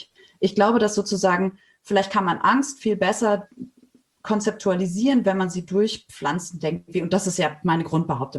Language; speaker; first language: German; native; German